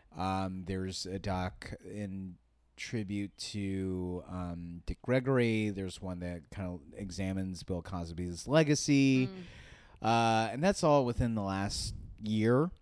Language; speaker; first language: English; native; English